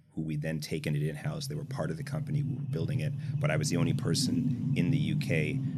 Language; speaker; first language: English; native; English